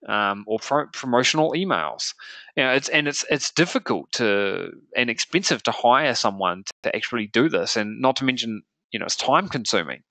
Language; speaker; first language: English; native; English